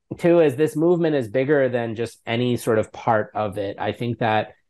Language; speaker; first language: English; native; English